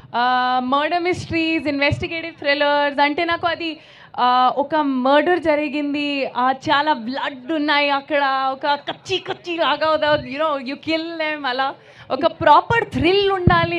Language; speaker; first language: Telugu; non-native, learner; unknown